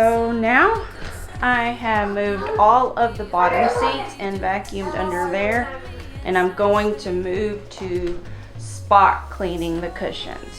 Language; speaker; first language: English; native; English